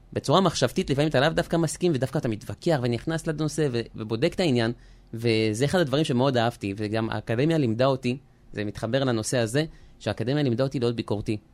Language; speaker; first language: Hebrew; early bilingual, other home language; French